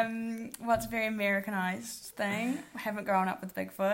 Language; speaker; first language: English; native; English